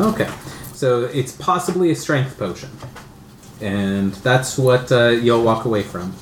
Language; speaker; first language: English; native; English